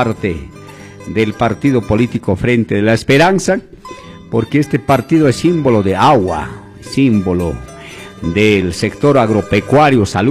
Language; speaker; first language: Spanish; non-native, local second language; Quechua